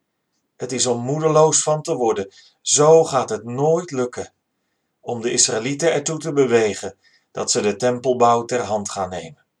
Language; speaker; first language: Dutch; native; Dutch